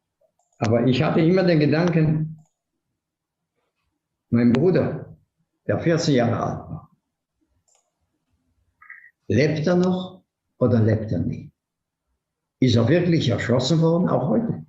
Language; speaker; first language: German; non-native, fluent; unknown